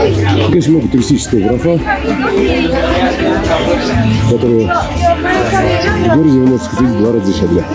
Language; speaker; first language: Russian; native; Russian